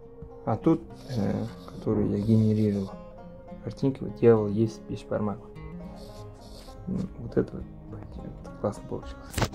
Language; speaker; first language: Russian; non-native, local second language; Kazakh